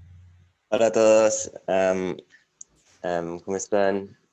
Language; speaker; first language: Spanish; non-native, fluent; English